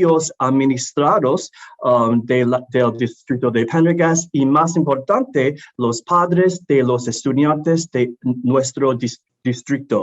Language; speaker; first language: Spanish; non-native, learner; English